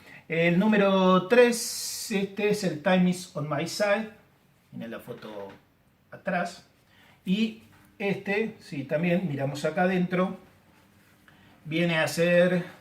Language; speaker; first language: Spanish; native; Spanish